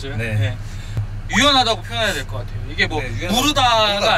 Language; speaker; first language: Korean; native; Korean